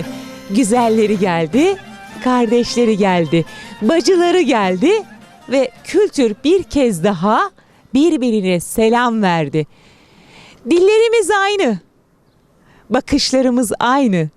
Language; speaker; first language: Turkish; native; Turkish